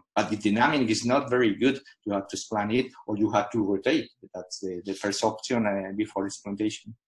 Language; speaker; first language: English; non-native, fluent; Spanish